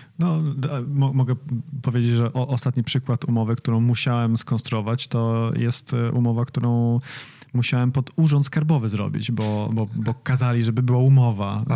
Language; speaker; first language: Polish; early bilingual, heritage; Polish